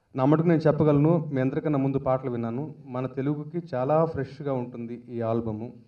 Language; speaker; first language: Telugu; native; Telugu